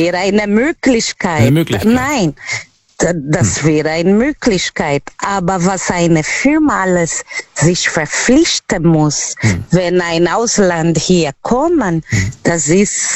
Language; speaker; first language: German; non-native, learner; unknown